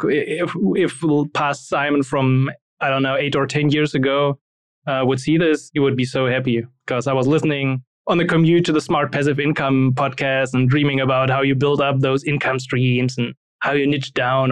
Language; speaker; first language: English; non-native, fluent; German